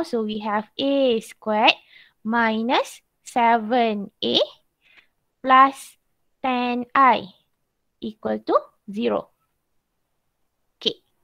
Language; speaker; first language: English; non-native, local second language; Malay